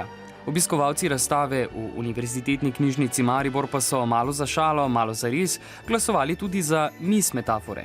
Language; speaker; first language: Slovenian; native; Slovenian